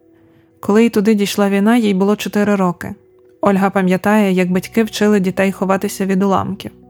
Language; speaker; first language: Ukrainian; native; Ukrainian